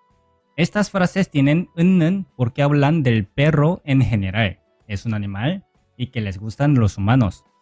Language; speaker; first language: Spanish; non-native, fluent; Korean